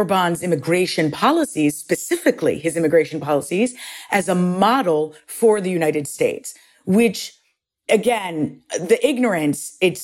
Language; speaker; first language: English; native; English